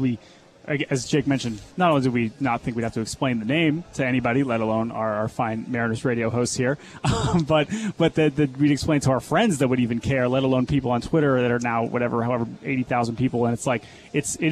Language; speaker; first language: English; native; English